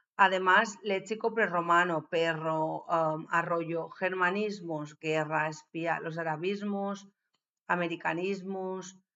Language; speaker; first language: Spanish; native; Spanish